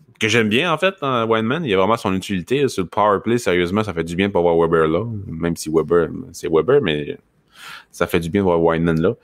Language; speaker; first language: French; native; French